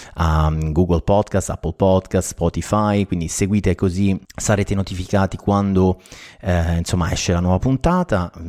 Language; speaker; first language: Italian; native; Italian